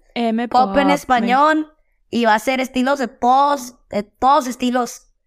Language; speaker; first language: Spanish; early bilingual, heritage; Spanish